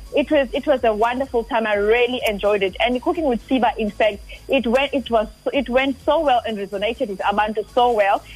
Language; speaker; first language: English; non-native, local second language; Xhosa